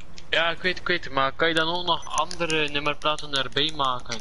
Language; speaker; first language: Dutch; native; Dutch